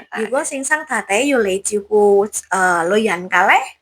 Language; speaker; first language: Cantonese; native; Cantonese